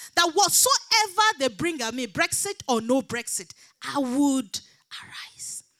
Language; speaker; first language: English; non-native, local second language; Yoruba